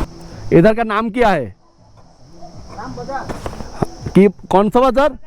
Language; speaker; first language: Hindi; non-native, learner; Bangla